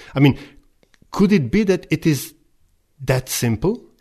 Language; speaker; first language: English; non-native, fluent; Slovenian